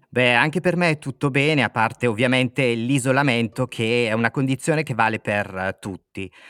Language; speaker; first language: Italian; native; Italian